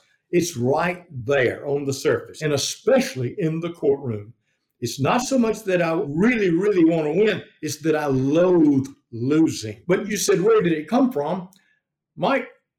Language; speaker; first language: English; native; English